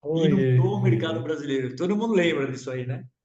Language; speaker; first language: Portuguese; native; Portuguese